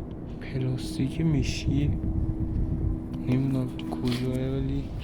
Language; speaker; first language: Persian; native; Persian